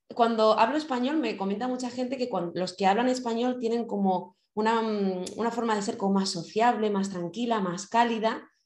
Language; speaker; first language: Spanish; native; Spanish